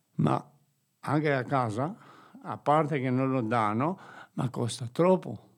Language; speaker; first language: Italian; non-native, fluent; Albanian